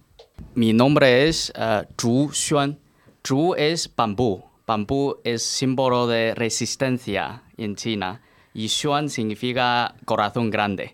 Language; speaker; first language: Spanish; non-native, fluent; Chinese